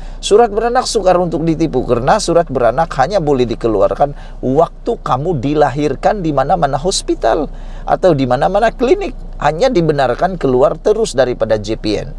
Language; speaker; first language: Malay; native; Malay